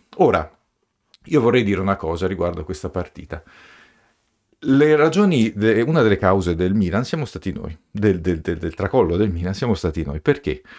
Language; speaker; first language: Italian; native; Italian